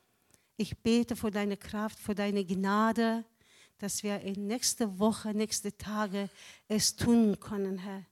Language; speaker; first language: German; non-native, fluent; Persian